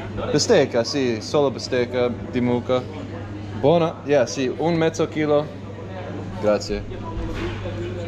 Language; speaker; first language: Italian; non-native, learner; English